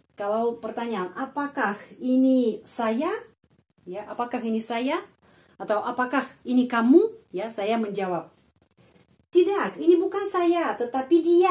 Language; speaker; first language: Indonesian; non-native, fluent; Russian